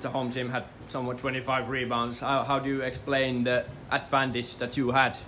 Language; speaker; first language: English; non-native, fluent; Finnish